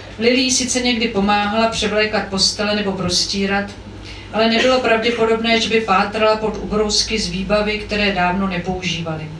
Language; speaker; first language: Czech; native; Czech